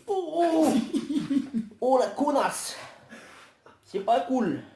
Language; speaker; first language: French; native; French